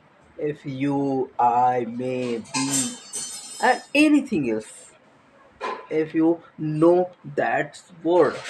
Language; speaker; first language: English; non-native, learner; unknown